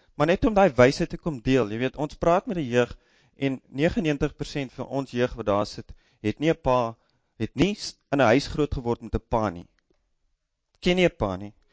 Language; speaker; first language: Afrikaans; native; Afrikaans